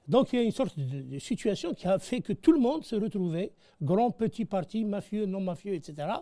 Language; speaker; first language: French; non-native, local second language; Arabic